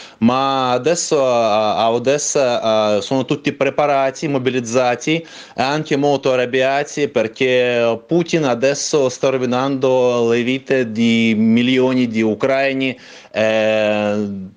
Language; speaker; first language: Italian; non-native, fluent; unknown